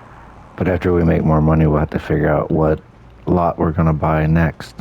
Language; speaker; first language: English; native; English